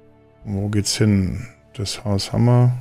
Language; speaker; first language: German; native; German